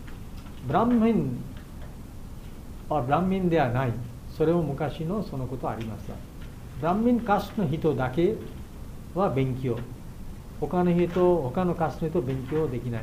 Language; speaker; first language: Japanese; non-native, learner; Bangla